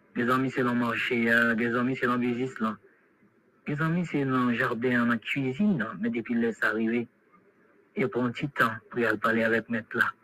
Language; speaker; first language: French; non-native, local second language; Haitian Creole